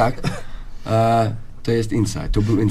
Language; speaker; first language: Polish; non-native, learner; English